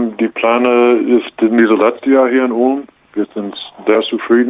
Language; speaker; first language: German; non-native, learner; English